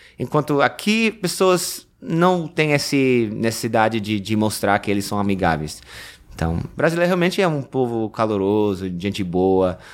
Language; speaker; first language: Portuguese; non-native, fluent; English